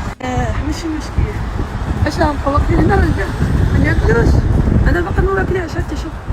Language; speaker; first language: Arabic; native; Arabic